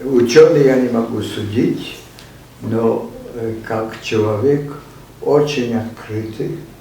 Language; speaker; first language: Russian; non-native, fluent; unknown